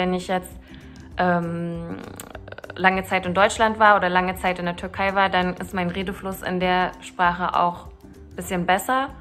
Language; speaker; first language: German; early bilingual, other home language; Turkish